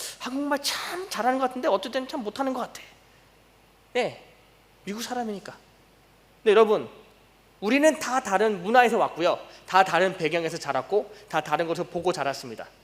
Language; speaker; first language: Korean; early bilingual, heritage; Korean